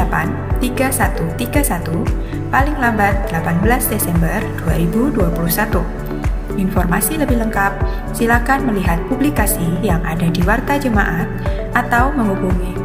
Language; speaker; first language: Indonesian; native; Indonesian